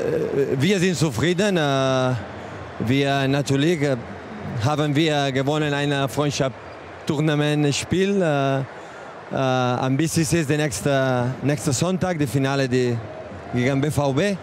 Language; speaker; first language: German; non-native, learner; Spanish